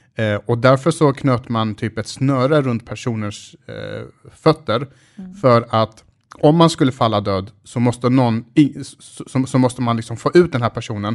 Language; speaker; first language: Swedish; early bilingual, other home language; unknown